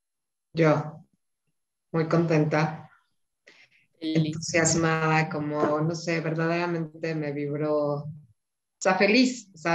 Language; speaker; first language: Spanish; native; Spanish